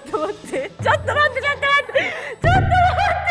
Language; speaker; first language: Korean; native; Korean